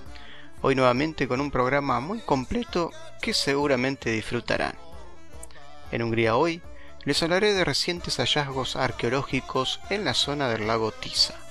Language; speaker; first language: Spanish; native; Spanish